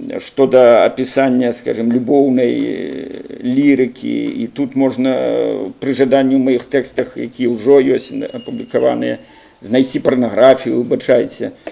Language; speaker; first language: Belarusian; native; Belarusian